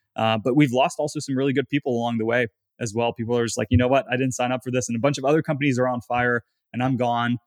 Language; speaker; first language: English; native; English